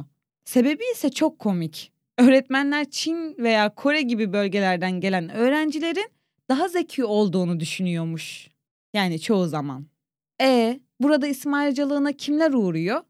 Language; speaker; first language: Turkish; native; Turkish